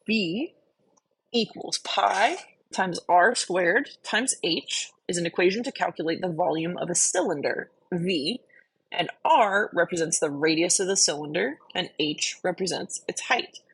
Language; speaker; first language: English; native; English